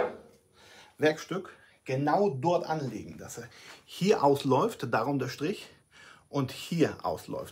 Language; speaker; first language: German; native; German